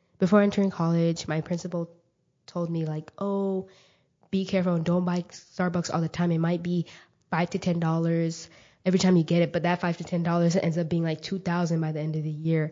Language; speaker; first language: English; early bilingual, other home language; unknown